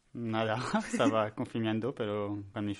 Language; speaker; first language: Spanish; non-native, learner; French